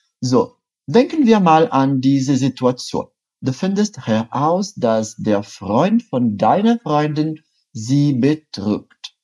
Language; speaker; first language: German; non-native, fluent; Portuguese